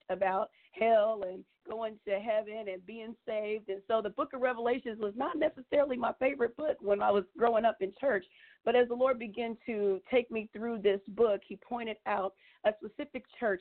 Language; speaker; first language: English; native; English